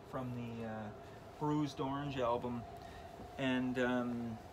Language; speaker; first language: English; native; English